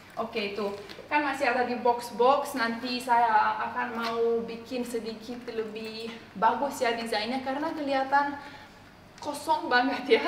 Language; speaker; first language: Indonesian; non-native, fluent; Romanian